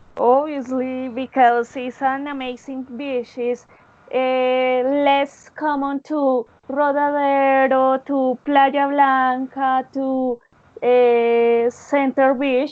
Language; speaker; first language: English; non-native, learner; Spanish